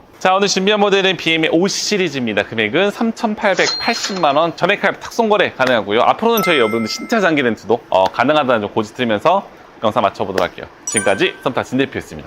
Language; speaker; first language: Korean; native; Korean